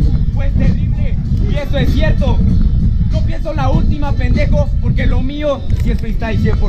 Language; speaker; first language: Spanish; native; Spanish